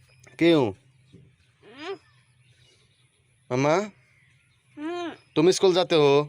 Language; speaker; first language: Hindi; non-native, local second language; Bangla